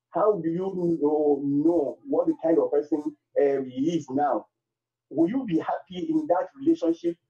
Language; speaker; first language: English; non-native, local second language; Yoruba